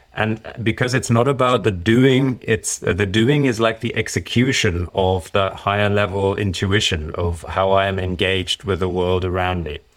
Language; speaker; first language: English; early bilingual, other home language; German